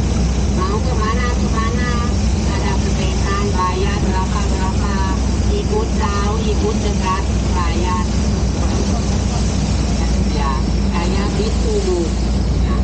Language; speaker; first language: Indonesian; non-native, fluent; Thai